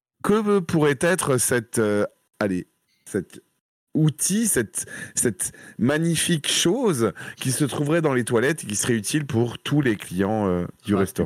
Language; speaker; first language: French; native; French